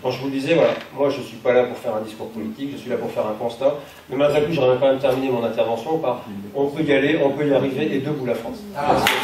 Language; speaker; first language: French; native; French